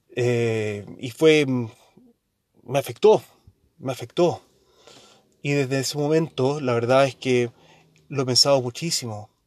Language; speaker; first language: Spanish; early bilingual, heritage; Spanish